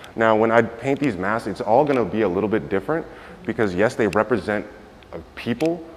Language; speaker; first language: English; native; English